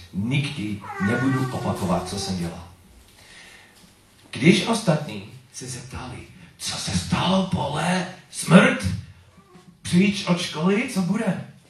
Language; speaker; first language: Czech; non-native, learner; English